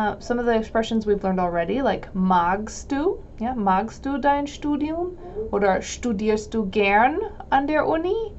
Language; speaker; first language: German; non-native, fluent; English